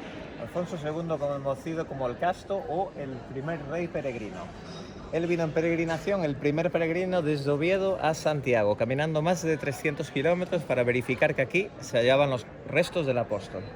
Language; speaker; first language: Spanish; native; Spanish